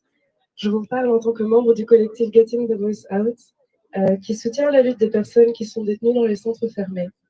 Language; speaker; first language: French; native; French